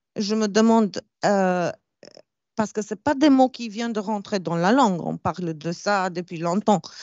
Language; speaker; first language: French; non-native, fluent; Romanian